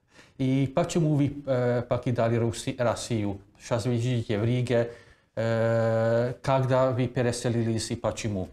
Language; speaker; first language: Russian; non-native, fluent; Hungarian